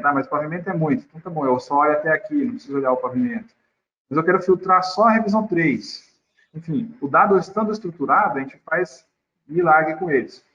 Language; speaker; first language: Portuguese; native; Portuguese